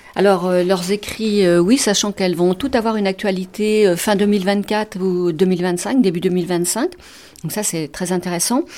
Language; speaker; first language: French; native; French